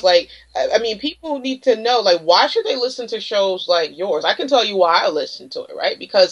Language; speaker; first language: English; native; English